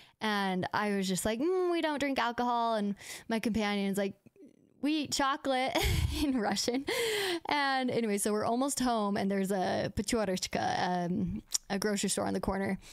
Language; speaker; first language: English; native; English